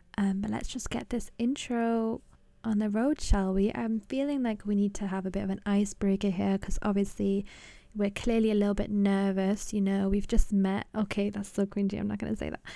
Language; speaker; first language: English; early bilingual, other home language; Punjabi